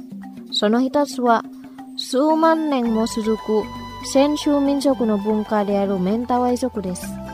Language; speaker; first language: Japanese; non-native, fluent; Indonesian